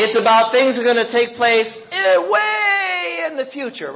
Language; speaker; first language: English; native; English